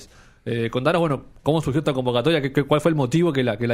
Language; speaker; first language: Spanish; native; Spanish